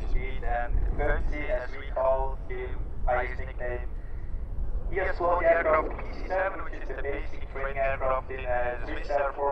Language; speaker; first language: English; non-native, fluent; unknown